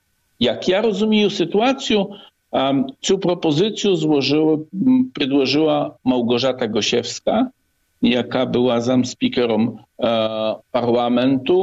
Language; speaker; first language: Polish; non-native, learner; Ukrainian